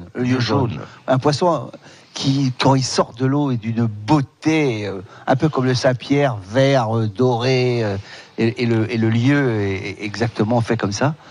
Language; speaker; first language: French; native; French